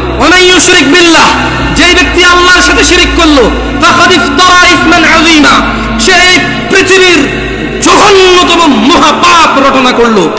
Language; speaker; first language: Bangla; early bilingual, heritage; Bangla